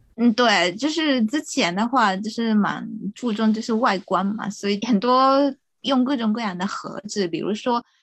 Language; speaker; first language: Chinese; non-native, fluent; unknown